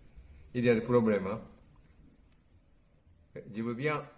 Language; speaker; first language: French; non-native, learner; Japanese